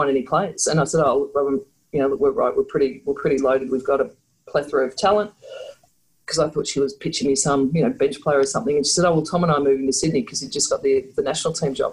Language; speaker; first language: English; native; English